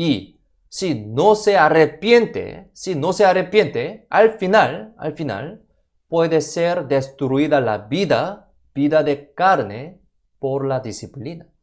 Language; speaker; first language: Spanish; non-native, fluent; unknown